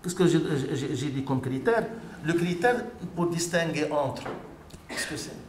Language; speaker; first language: French; non-native, local second language; Arabic